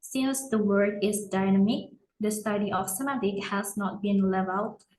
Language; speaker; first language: English; non-native, learner; Indonesian